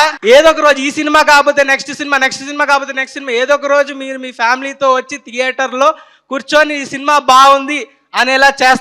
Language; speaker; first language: Telugu; native; Telugu